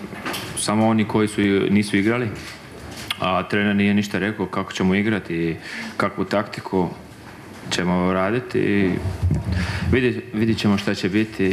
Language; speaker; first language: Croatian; early bilingual, heritage; Croatian